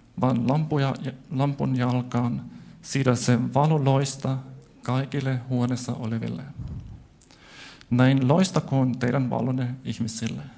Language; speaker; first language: Finnish; non-native, fluent; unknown